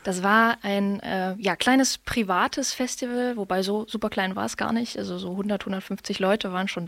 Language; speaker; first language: German; native; German